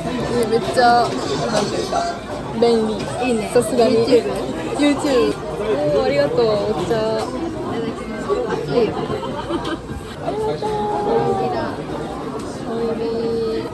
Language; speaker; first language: Japanese; non-native, fluent; French